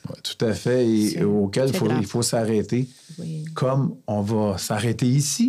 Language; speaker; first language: French; native; French